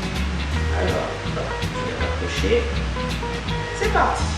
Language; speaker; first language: French; native; French